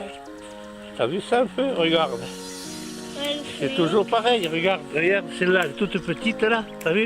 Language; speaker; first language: French; native; French